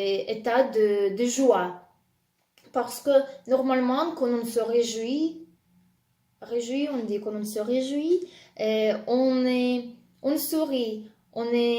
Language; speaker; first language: French; non-native, fluent; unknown